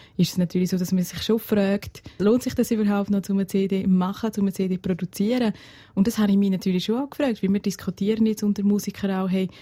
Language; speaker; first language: German; non-native, local second language; Romansh